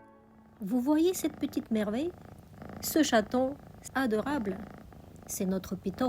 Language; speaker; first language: French; non-native, fluent; Russian